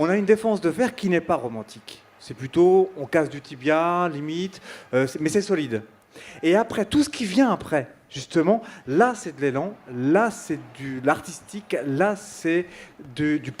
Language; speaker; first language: French; native; French